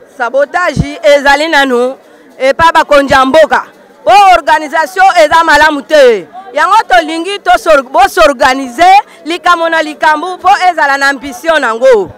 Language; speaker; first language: Lingala; non-native, local second language; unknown